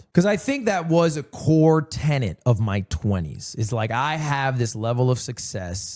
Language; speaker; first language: English; native; English